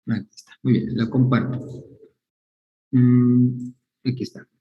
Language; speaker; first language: Spanish; native; Spanish